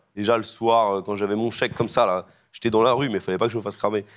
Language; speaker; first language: French; native; French